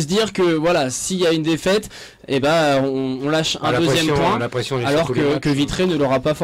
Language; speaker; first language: French; native; French